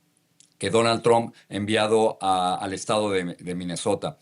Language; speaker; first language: Spanish; native; Spanish